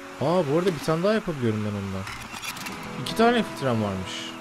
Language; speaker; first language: Turkish; native; Turkish